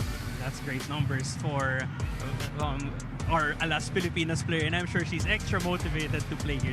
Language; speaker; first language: English; non-native, local second language; Filipino